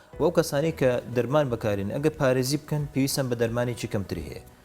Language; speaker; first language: Central Kurdish; native; Central Kurdish